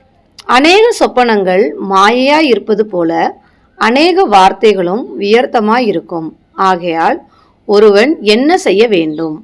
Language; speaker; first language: Tamil; native; Tamil